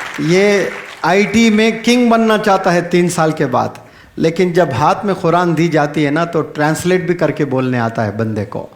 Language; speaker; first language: Urdu; native; Urdu